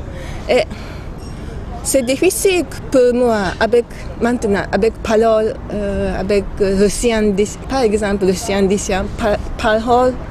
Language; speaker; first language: French; non-native, learner; Japanese